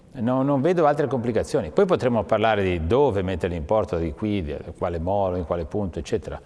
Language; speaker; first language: Italian; native; Italian